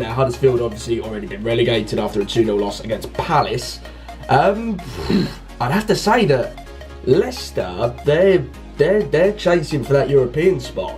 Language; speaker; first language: English; native; English